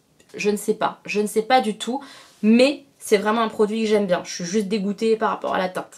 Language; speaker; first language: French; native; French